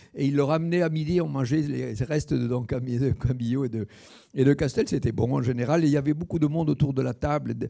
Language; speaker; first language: French; native; French